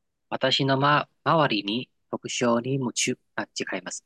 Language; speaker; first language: Japanese; non-native, learner; Chinese